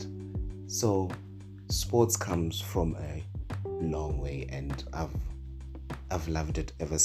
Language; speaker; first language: English; non-native, local second language; Northern Sotho